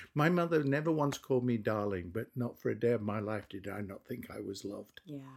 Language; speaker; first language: English; native; English